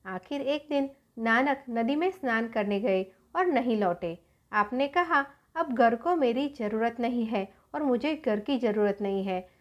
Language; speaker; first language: Hindi; non-native, local second language; Gujarati